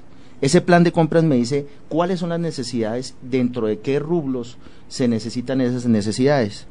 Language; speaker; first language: Spanish; native; Spanish